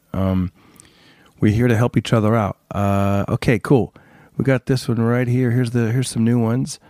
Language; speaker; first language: English; native; English